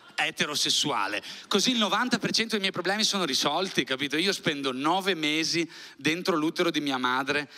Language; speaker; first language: Italian; early bilingual, other home language; Albanian